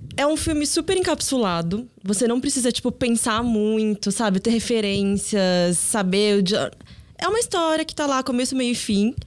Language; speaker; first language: Portuguese; early bilingual, other home language; Korean